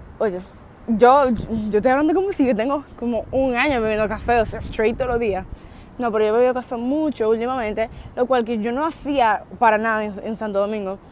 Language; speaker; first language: Spanish; native; Spanish